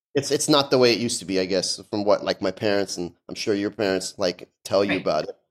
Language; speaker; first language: English; early bilingual, other home language; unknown